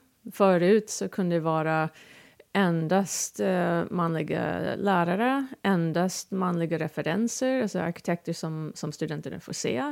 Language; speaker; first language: Swedish; non-native, fluent; English